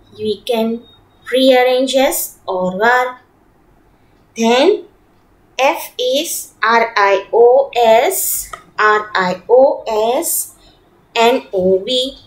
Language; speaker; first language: English; non-native, local second language; Gujarati